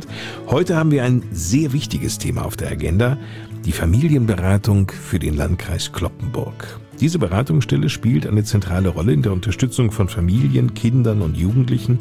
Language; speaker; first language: German; native; German